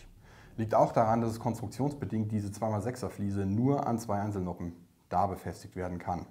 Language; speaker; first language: German; native; German